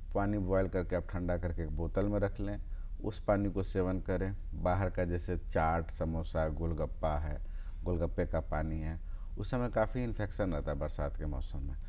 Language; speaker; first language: Hindi; native; Hindi